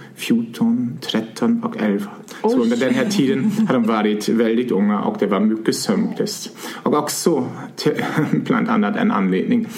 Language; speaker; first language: Swedish; non-native, fluent; German